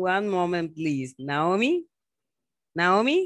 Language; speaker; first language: English; non-native, fluent; Spanish